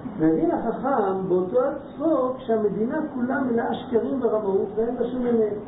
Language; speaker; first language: Hebrew; non-native, fluent; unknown